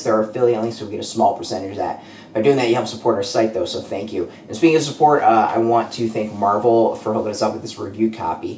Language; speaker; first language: English; native; English